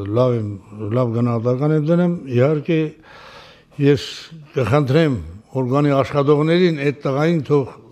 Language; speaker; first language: Armenian; non-native, local second language; Kurdish